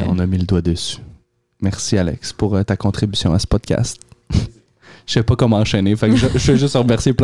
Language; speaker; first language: French; native; French